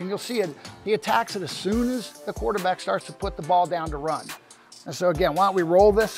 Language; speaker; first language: English; native; English